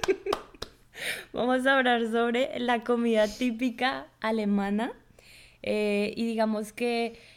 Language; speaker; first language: Spanish; native; Spanish